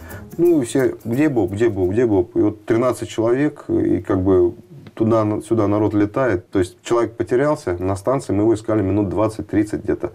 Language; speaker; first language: Russian; native; Russian